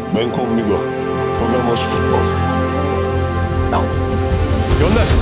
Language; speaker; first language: Spanish; non-native, learner; Turkish